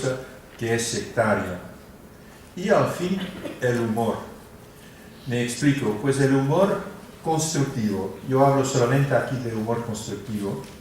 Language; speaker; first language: Spanish; non-native, fluent; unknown